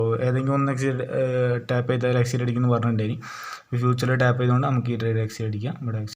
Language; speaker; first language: Malayalam; native; Malayalam